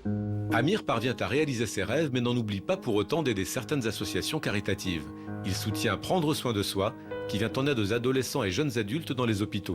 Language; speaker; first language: French; native; French